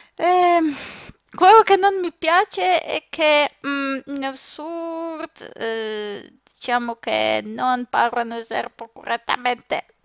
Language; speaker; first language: Italian; non-native, fluent; Serbian